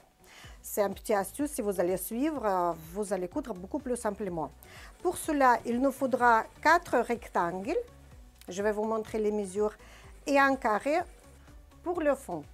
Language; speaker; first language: French; non-native, fluent; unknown